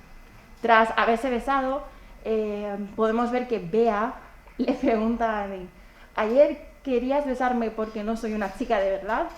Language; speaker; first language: Spanish; native; Spanish